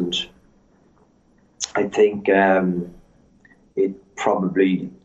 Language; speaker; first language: English; native; English